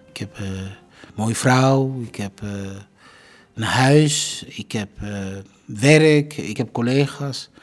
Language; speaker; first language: Dutch; non-native, fluent; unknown